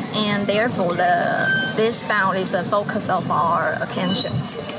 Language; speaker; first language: English; non-native, learner; Chinese